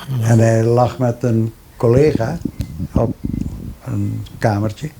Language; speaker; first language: Dutch; early bilingual, other home language; Javanese